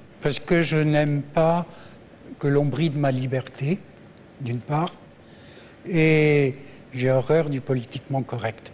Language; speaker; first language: French; native; French